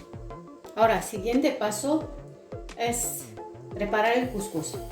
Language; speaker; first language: Spanish; non-native, fluent; Arabic